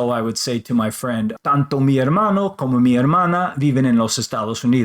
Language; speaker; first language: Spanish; non-native, fluent; English